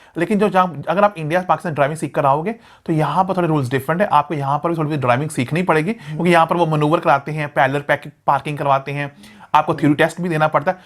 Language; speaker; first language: Hindi; non-native, local second language; Punjabi